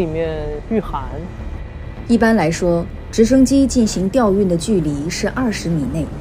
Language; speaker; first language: Chinese; native; Chinese